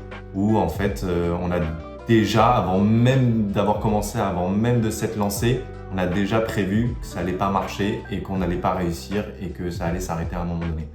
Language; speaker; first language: French; native; French